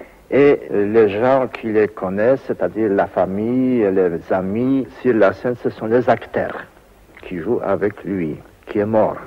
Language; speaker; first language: French; non-native, fluent; Polish